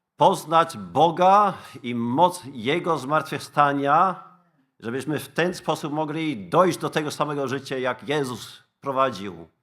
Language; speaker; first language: Polish; non-native, fluent; Dutch